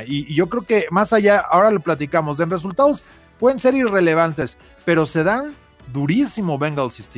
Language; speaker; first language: Spanish; native; Spanish